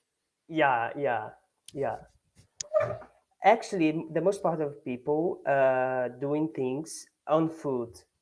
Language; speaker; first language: English; non-native, learner; Portuguese